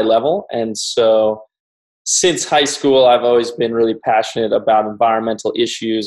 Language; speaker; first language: English; native; English